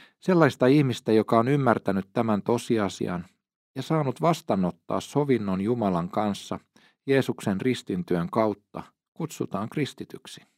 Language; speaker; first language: Finnish; native; Finnish